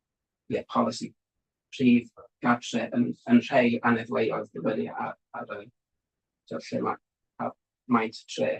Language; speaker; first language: Welsh; native; Welsh